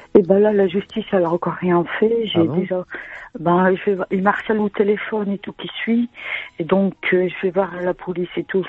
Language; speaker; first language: French; native; French